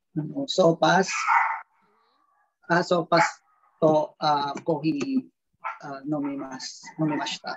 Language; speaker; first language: Japanese; non-native, learner; Filipino